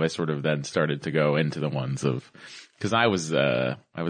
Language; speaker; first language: English; native; English